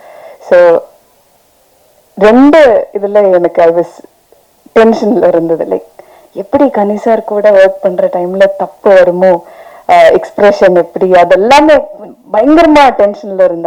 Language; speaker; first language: Tamil; non-native, fluent; Malayalam